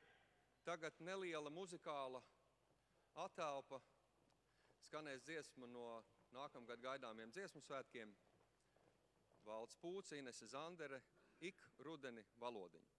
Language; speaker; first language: Latvian; native; Latvian